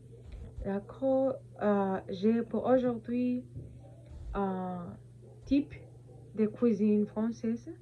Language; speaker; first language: French; non-native, learner; Spanish